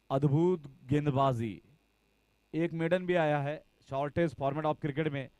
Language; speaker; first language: Hindi; non-native, local second language; Marathi